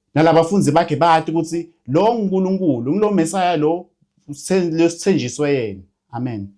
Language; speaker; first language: Zulu; non-native, local second language; Swati